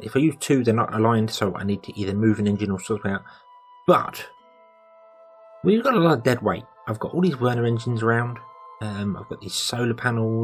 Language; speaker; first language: English; native; English